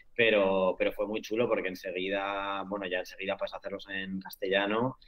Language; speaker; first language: Spanish; native; Spanish